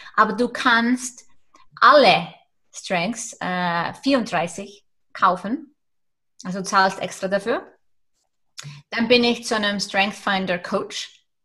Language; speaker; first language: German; non-native, fluent; Icelandic